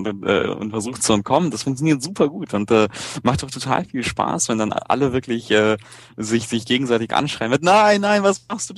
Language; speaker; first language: German; native; German